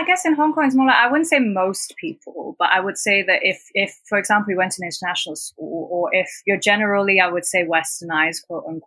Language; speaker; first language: English; non-native, local second language; Cantonese